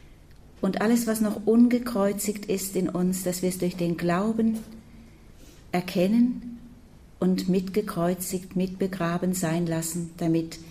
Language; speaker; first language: German; native; German